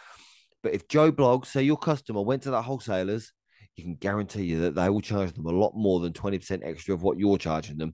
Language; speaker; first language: English; native; English